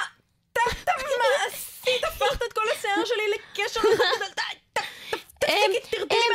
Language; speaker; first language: Hebrew; native; Hebrew